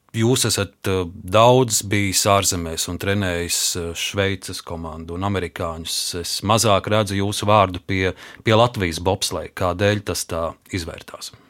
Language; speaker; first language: Latvian; native; Latvian